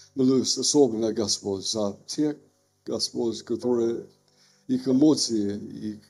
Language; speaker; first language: Russian; non-native, learner; English